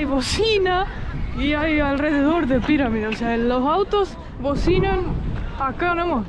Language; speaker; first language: Spanish; non-native, fluent; Estonian